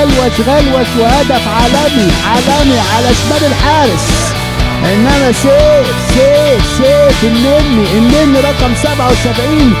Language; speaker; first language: Arabic; native; Arabic